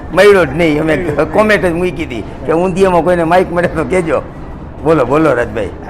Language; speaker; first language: Gujarati; native; Gujarati